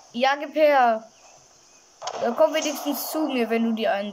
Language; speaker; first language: German; native; German